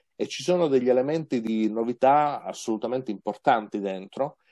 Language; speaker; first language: Italian; native; Italian